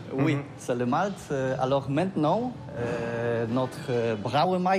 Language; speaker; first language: French; non-native, learner; Polish